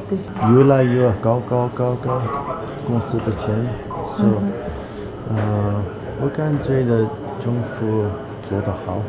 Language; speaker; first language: Chinese; non-native, learner; English